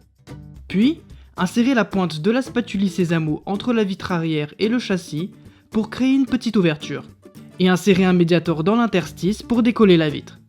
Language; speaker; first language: French; native; French